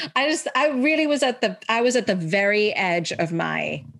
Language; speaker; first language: English; early bilingual, heritage; Arabic